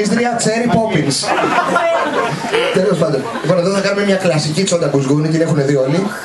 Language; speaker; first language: Greek; native; Greek